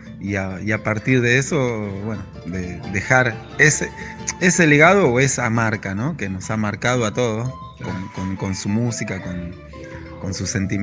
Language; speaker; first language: Spanish; native; Spanish